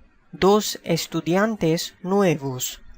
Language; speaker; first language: Spanish; non-native, fluent; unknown